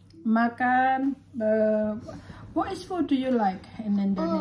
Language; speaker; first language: English; non-native, fluent; Indonesian